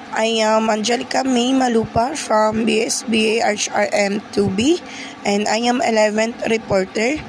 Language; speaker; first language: English; non-native, local second language; Filipino